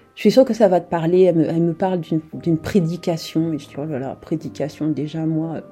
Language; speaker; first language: French; native; French